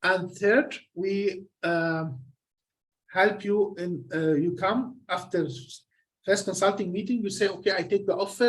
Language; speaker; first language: English; non-native, fluent; Arabic